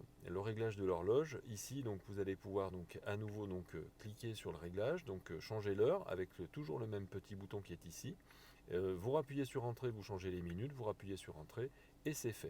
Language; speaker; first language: French; native; French